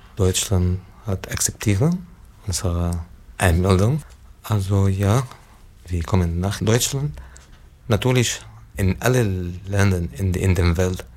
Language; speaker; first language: German; non-native, learner; Arabic